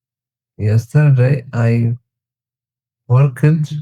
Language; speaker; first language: English; non-native, learner; Tigrinya